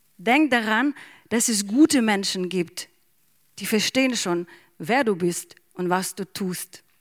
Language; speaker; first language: German; non-native, fluent; Ukrainian